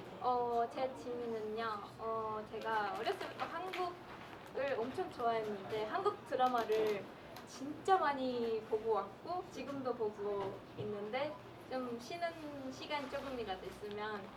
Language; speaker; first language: Korean; non-native, learner; Japanese